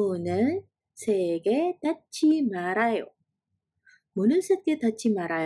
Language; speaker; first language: Korean; non-native, fluent; Indonesian